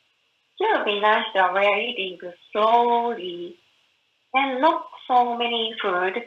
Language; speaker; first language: English; non-native, learner; Japanese